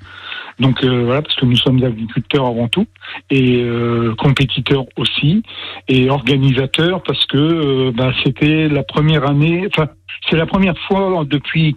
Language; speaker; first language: French; native; French